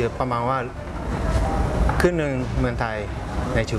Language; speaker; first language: Thai; native; Thai